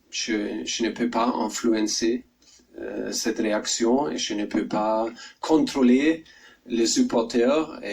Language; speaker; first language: French; non-native, learner; German